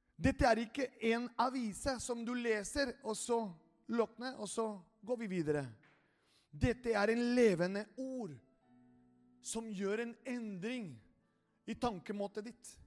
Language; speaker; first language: Norwegian; non-native, fluent; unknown